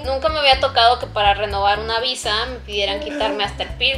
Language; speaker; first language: Spanish; native; Spanish